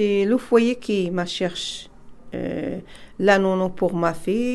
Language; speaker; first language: French; non-native, learner; Arabic